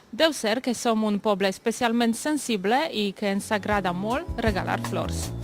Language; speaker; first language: Catalan; non-native, fluent; Polish